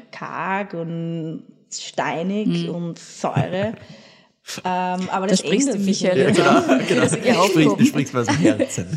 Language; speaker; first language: German; native; German